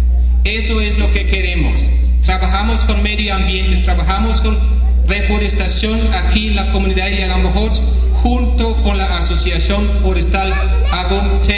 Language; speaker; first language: Spanish; non-native, fluent; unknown